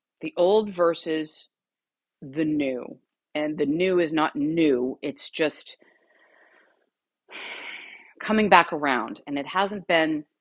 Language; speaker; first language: English; native; English